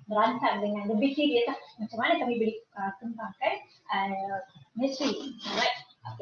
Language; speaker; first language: Malay; native; Malay